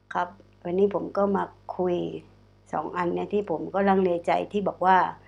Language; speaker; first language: Thai; non-native, local second language; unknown